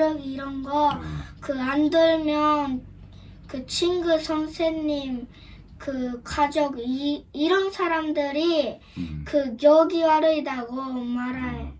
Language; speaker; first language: Korean; early bilingual, heritage; Japanese